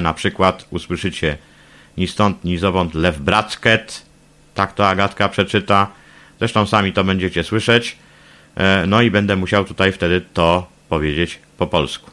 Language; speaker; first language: Polish; native; Polish